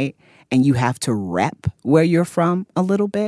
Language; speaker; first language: English; native; English